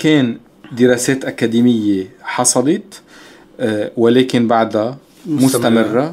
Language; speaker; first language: Arabic; native; Arabic